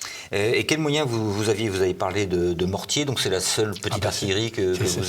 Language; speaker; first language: French; native; French